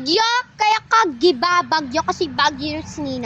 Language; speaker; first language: Filipino; non-native, local second language; Cebuano